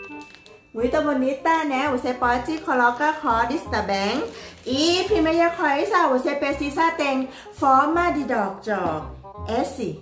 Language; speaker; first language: Portuguese; non-native, learner; Thai